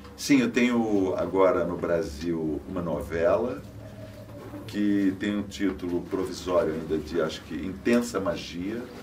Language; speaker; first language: Portuguese; native; Portuguese